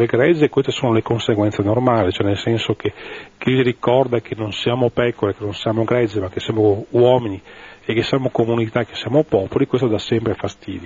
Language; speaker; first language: Italian; native; Italian